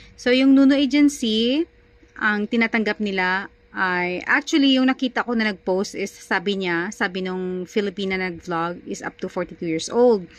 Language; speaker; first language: Filipino; non-native, local second language; Hiligaynon